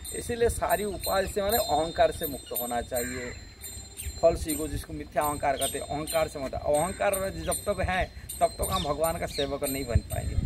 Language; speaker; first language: Hindi; non-native, local second language; Odia